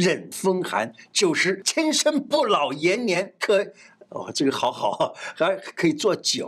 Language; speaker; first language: Chinese; native; Chinese